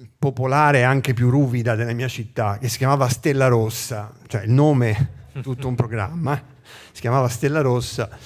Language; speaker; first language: Italian; native; Italian